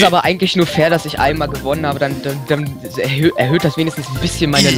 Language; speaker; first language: German; native; German